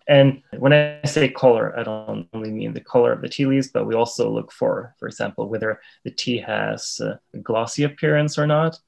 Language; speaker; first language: English; non-native, fluent; Swedish